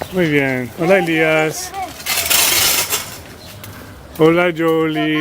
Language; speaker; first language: Spanish; non-native, fluent; English